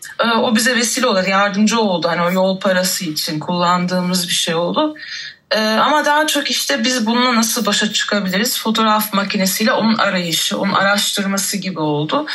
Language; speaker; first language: Turkish; early bilingual, heritage; Turkish